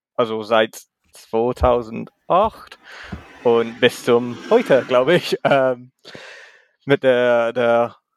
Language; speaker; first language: German; non-native, learner; English